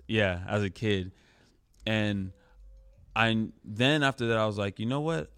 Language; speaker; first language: English; early bilingual, other home language; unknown